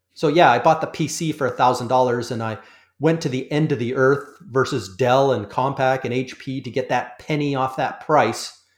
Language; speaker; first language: English; native; English